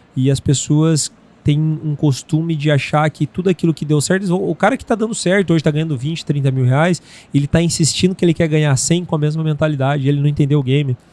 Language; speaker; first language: Portuguese; native; Portuguese